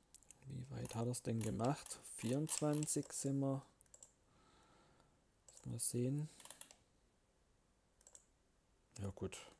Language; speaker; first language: German; native; German